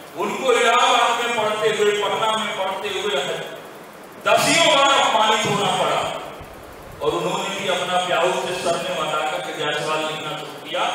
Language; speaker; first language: Hindi; native; Hindi